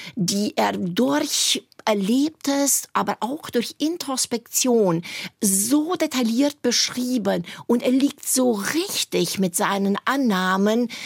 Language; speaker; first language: German; native; German